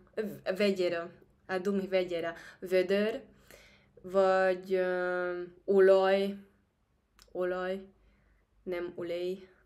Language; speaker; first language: Hungarian; non-native, fluent; Spanish